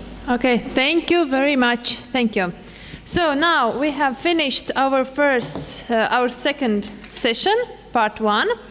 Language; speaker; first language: English; non-native, fluent; Russian